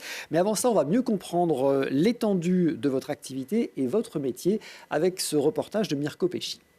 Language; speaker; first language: French; native; French